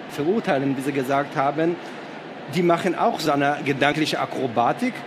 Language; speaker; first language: German; non-native, fluent; Hebrew